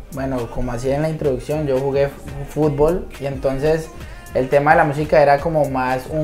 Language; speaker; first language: Spanish; native; Spanish